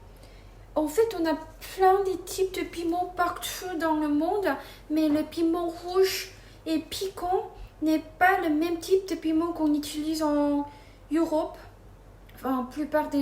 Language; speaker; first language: French; non-native, fluent; Korean